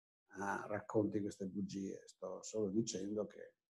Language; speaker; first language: Italian; native; Italian